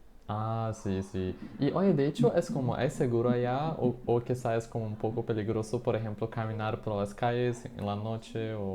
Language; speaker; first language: Spanish; non-native, fluent; Portuguese